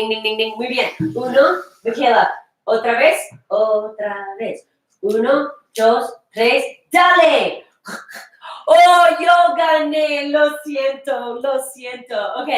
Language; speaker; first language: Spanish; non-native, fluent; English